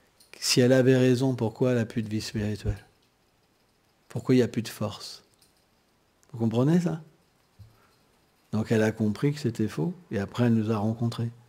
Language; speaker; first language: French; native; French